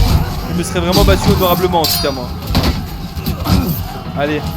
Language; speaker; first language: French; native; French